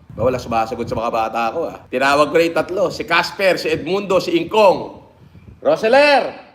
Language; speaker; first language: Filipino; native; Filipino